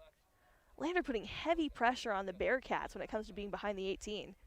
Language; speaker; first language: English; native; English